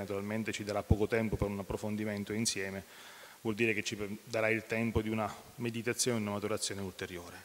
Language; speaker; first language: Italian; native; Italian